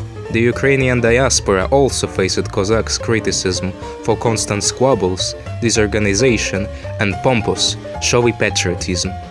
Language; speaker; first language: English; non-native, fluent; Ukrainian